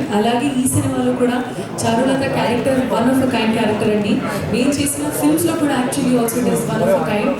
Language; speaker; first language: Telugu; non-native, local second language; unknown